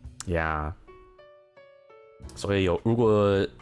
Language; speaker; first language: Chinese; non-native, learner; English